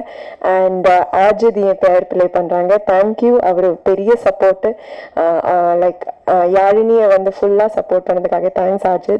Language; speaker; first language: Tamil; non-native, fluent; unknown